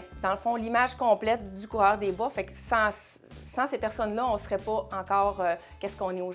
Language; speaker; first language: French; native; French